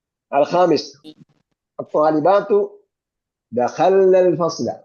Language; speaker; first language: Arabic; non-native, fluent; Malayalam